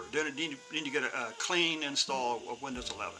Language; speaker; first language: English; native; English